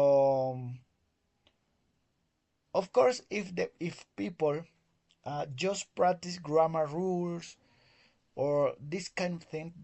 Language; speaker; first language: English; non-native, learner; Spanish